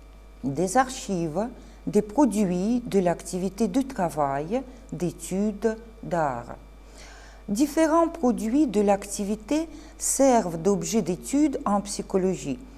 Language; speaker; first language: French; non-native, fluent; Russian